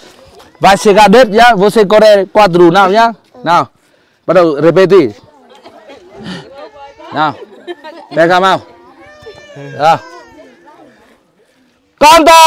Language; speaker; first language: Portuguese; non-native, learner; Vietnamese